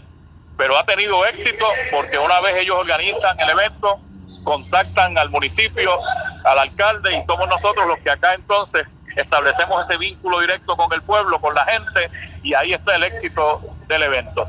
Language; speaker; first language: Spanish; native; Spanish